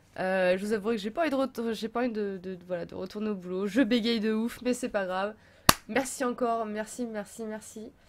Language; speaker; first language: French; native; French